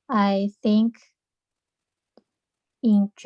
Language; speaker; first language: English; non-native, learner; Chinese